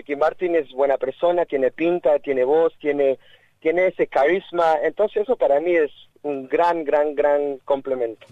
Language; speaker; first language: Spanish; early bilingual, heritage; Spanish